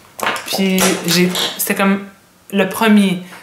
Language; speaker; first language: French; native; French